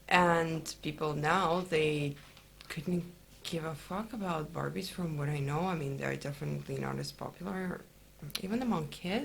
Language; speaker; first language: English; non-native, fluent; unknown